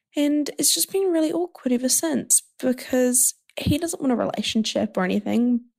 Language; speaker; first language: English; native; English